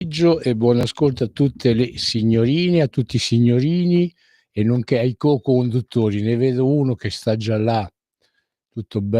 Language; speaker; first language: Italian; native; Italian